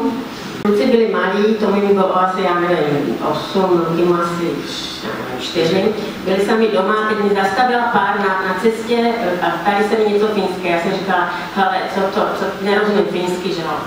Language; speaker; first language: Czech; non-native, fluent; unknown